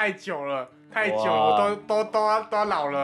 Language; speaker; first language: Chinese; native; Chinese